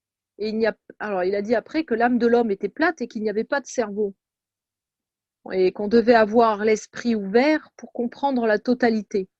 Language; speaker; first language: French; native; French